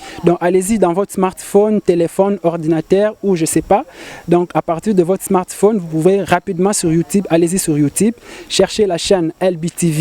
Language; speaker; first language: French; non-native, local second language; Lingala